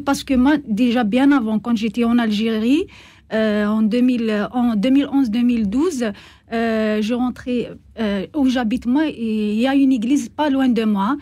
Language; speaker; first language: French; non-native, learner; Kabyle